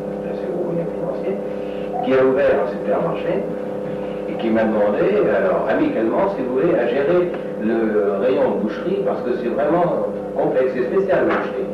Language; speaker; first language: French; native; French